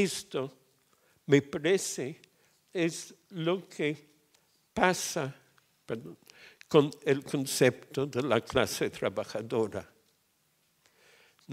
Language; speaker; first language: Spanish; non-native, fluent; English